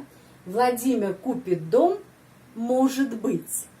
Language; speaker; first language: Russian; non-native, fluent; Indonesian